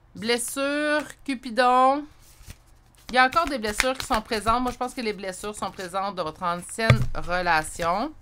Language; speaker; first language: French; native; French